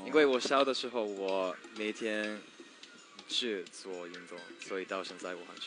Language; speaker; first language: Chinese; non-native, learner; English